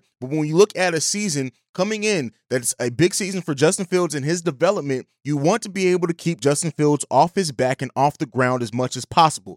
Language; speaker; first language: English; native; English